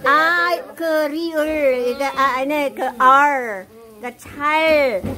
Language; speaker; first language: Korean; non-native, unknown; Filipino